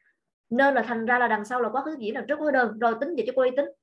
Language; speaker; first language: Vietnamese; native; Vietnamese